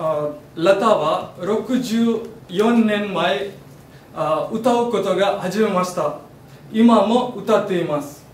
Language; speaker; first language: Japanese; non-native, learner; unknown